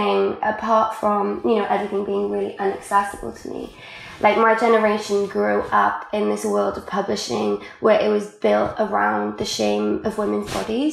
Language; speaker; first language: English; non-native, local second language; Welsh